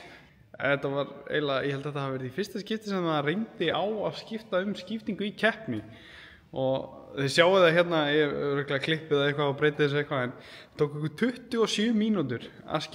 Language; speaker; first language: Icelandic; native; Icelandic